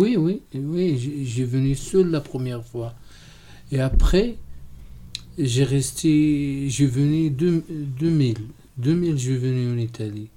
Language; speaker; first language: French; non-native, learner; Arabic